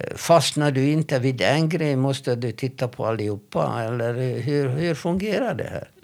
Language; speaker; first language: Swedish; non-native, fluent; Hebrew